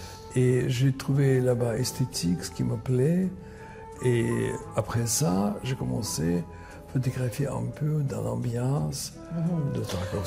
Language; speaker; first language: French; non-native, fluent; Russian